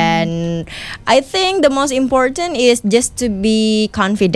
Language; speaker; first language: English; non-native, fluent; Indonesian